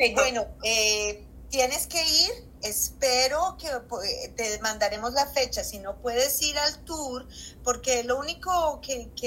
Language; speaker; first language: Spanish; native; Spanish